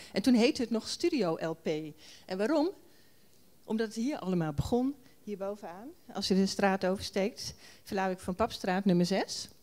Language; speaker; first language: Dutch; native; Dutch